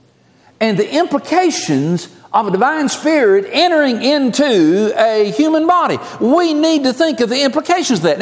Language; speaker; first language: English; native; English